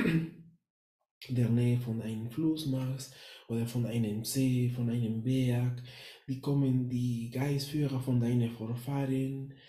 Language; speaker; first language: German; non-native, fluent; Spanish